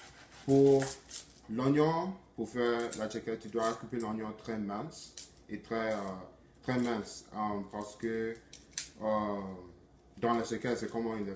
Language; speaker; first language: French; non-native, learner; English